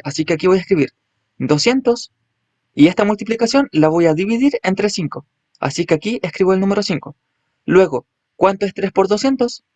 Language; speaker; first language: Spanish; native; Spanish